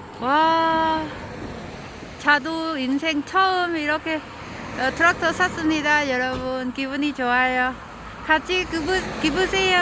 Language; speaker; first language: Korean; non-native, learner; Vietnamese